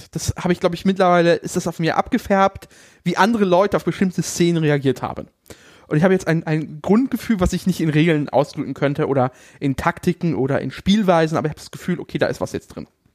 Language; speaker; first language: German; native; German